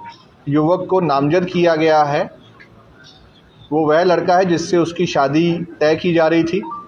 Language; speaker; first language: Hindi; native; Hindi